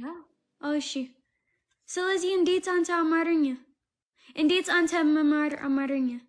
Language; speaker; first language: Amharic; non-native, learner; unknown